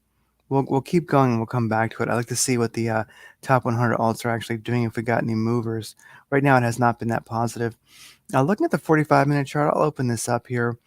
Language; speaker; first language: English; native; English